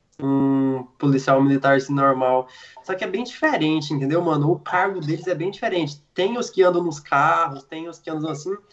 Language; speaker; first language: Portuguese; native; Portuguese